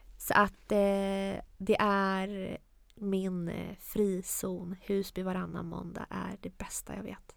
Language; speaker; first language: Swedish; early bilingual, other home language; Arabic